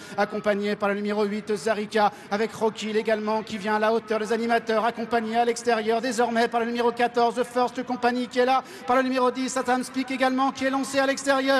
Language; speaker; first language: French; native; French